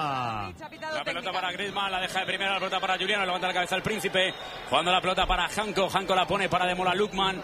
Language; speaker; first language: Spanish; native; Spanish